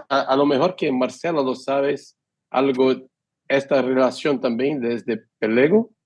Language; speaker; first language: Spanish; non-native, fluent; Portuguese